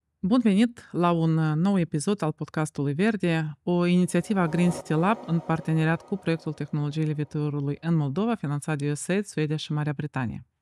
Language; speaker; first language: Romanian; native; Romanian